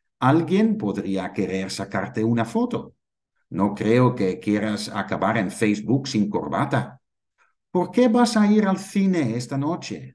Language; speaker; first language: Spanish; non-native, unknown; Dutch